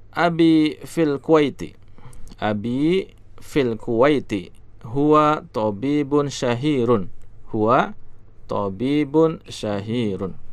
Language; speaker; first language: Arabic; non-native, learner; Indonesian